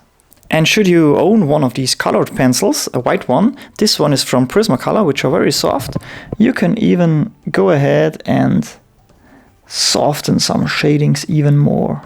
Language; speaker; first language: English; non-native, fluent; German